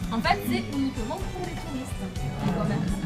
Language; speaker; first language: French; native; French